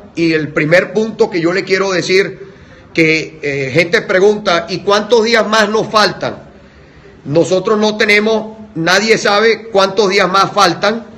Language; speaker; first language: Spanish; native; Spanish